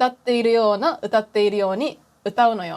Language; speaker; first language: Japanese; non-native, fluent; English